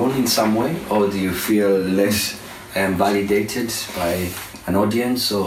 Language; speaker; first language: English; non-native, fluent; Spanish